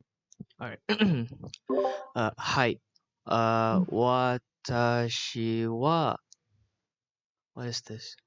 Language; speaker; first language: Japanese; non-native, learner; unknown